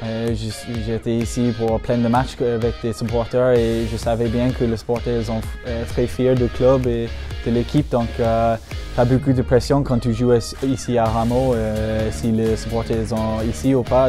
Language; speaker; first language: French; non-native, fluent; English